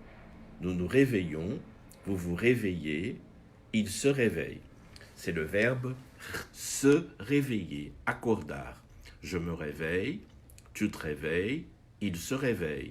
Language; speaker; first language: French; non-native, fluent; Portuguese